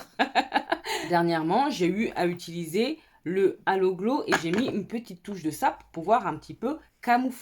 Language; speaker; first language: French; native; French